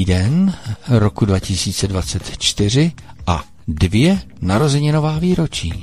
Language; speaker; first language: Czech; native; Czech